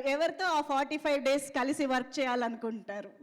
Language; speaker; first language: Telugu; native; Telugu